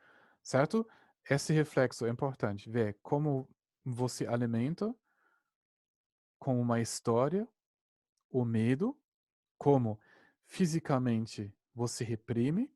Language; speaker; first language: Portuguese; non-native, fluent; German